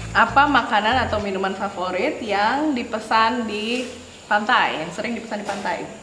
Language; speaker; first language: Indonesian; native; Indonesian